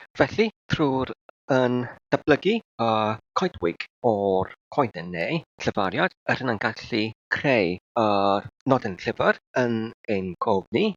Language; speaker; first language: Welsh; non-native, learner; English